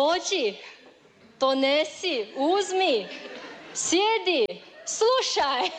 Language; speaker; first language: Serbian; non-native, learner; Chinese